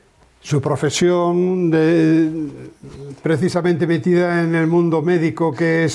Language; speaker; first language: Spanish; native; Spanish